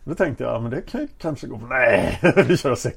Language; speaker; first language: Swedish; native; Swedish